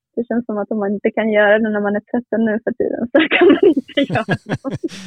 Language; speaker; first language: Swedish; non-native, fluent; Spanish